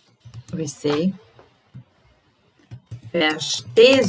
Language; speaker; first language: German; non-native, fluent; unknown